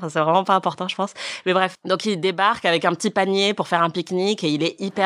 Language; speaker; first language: French; native; French